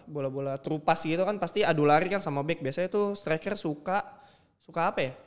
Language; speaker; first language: Indonesian; native; Indonesian